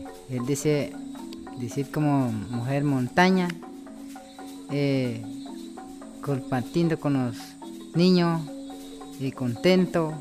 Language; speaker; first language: Spanish; non-native, local second language; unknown